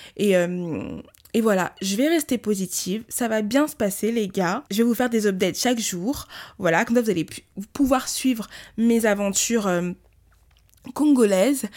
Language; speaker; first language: French; early bilingual, other home language; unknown